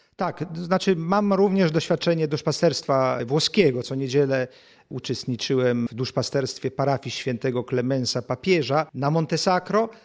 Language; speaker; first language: Polish; native; Polish